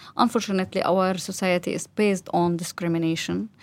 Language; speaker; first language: English; non-native, fluent; Arabic